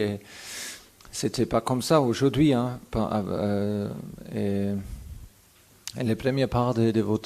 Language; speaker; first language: French; non-native, fluent; German